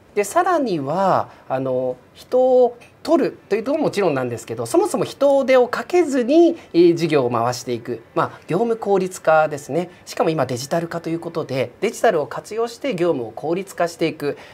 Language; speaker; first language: Japanese; native; Japanese